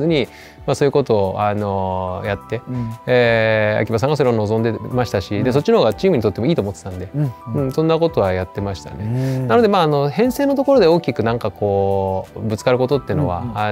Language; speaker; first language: Japanese; native; Japanese